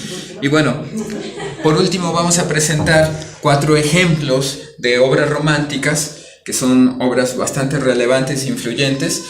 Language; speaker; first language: Spanish; native; Spanish